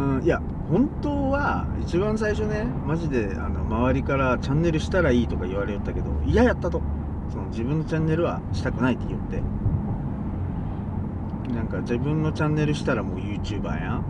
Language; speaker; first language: Japanese; native; Japanese